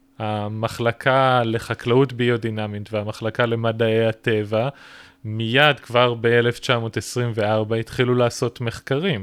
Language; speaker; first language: Hebrew; native; Hebrew